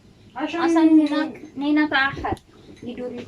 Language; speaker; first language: Arabic; non-native, learner; Amharic